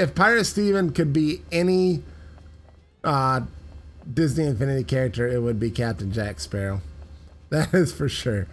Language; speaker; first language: English; native; English